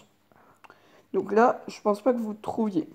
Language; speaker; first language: French; native; French